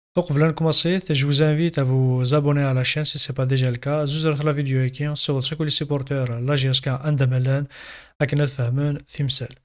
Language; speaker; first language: French; non-native, local second language; Kabyle